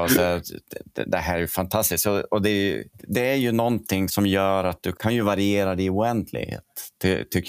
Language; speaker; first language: Swedish; native; Swedish